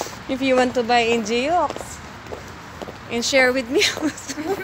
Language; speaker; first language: English; non-native, local second language; Filipino